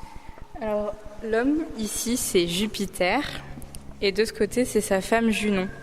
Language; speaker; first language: French; native; French